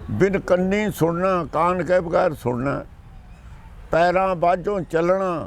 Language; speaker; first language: Hindi; non-native, local second language; Punjabi